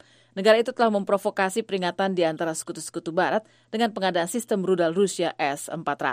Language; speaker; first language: Indonesian; native; Indonesian